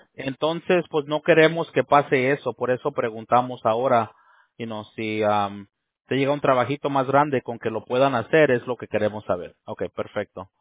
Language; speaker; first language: Spanish; early bilingual, heritage; Spanish